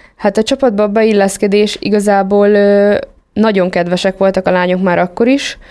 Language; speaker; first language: Hungarian; native; Hungarian